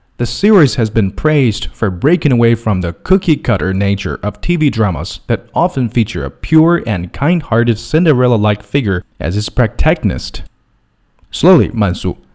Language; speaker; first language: English; non-native, fluent; Chinese